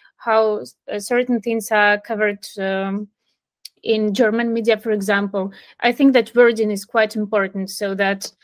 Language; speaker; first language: English; non-native, fluent; Ukrainian